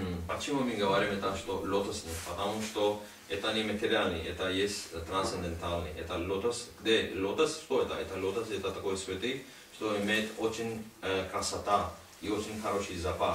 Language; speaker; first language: Russian; non-native, learner; Hindi